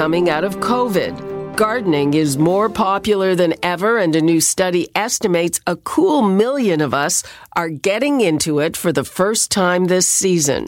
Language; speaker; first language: English; native; English